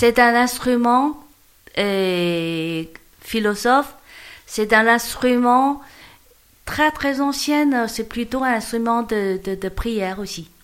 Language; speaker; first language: French; non-native, learner; Chinese